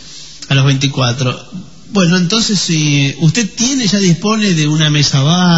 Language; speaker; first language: Spanish; native; Spanish